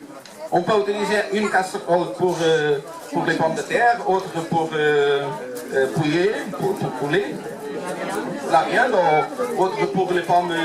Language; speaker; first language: French; non-native, learner; Portuguese